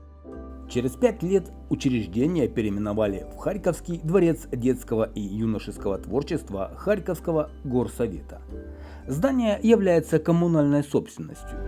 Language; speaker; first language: Russian; native; Russian